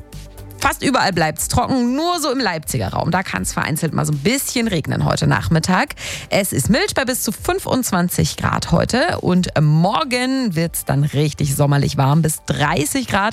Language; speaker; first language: German; native; German